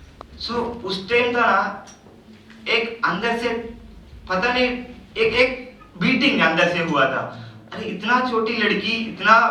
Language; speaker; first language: Hindi; non-native, local second language; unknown